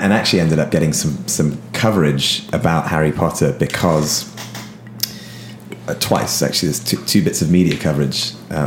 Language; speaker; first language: English; native; English